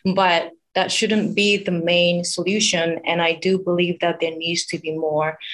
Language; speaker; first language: English; non-native, fluent; Japanese